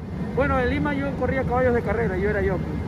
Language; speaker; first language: Spanish; native; Spanish